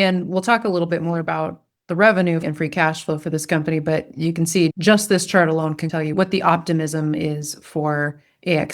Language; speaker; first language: English; native; English